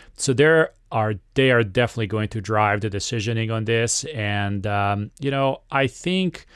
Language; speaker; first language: English; non-native, fluent; Serbian